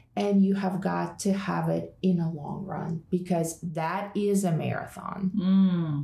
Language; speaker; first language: English; non-native, fluent; Russian